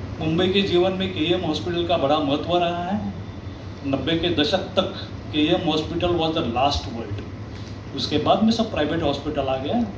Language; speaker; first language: Hindi; non-native, local second language; Marathi